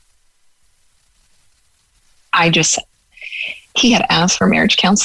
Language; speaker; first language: English; native; English